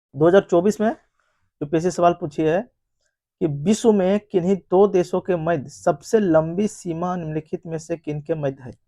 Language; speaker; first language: Hindi; native; Hindi